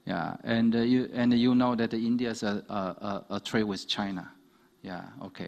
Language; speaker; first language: English; non-native, fluent; Chinese